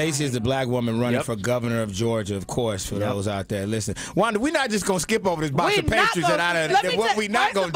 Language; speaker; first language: English; native; English